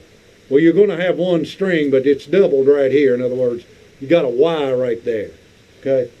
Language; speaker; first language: English; native; English